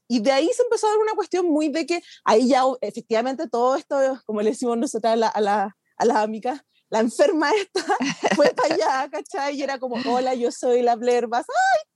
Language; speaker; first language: Spanish; native; Spanish